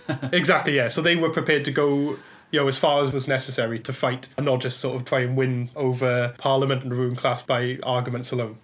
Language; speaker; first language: English; native; English